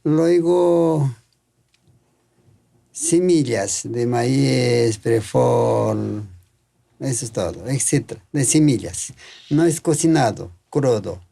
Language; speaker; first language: Spanish; non-native, local second language; Quechua